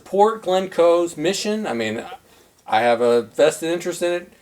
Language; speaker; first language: English; native; English